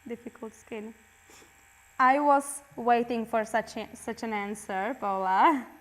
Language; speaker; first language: English; non-native, fluent; Slovak